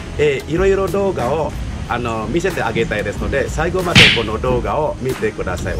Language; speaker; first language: Japanese; non-native, learner; Indonesian